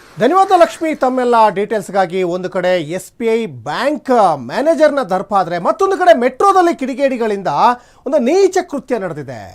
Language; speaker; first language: Kannada; native; Kannada